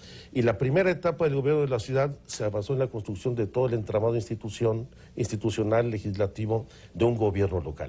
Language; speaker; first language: Spanish; native; Spanish